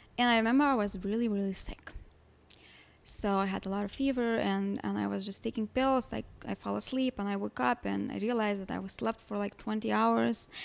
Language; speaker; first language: English; non-native, fluent; Lithuanian